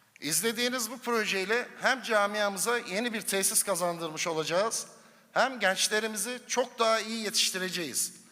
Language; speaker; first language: Turkish; native; Turkish